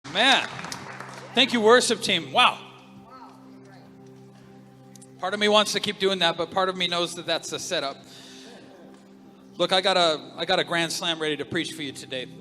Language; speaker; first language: English; native; English